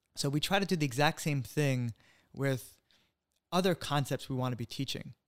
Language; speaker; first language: English; native; English